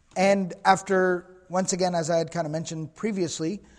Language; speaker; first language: English; native; English